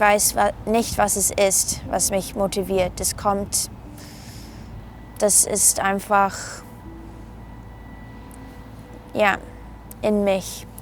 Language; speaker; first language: German; non-native, fluent; English